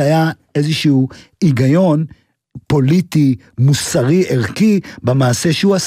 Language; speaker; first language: Hebrew; native; Hebrew